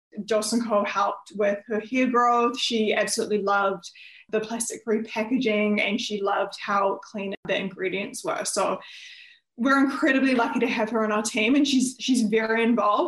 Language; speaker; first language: English; native; English